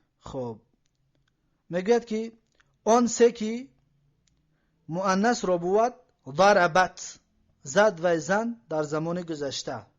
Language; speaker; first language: Persian; native; Persian